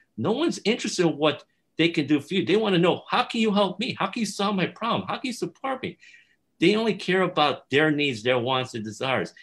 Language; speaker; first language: English; native; English